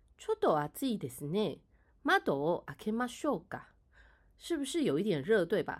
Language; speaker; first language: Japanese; non-native, fluent; Chinese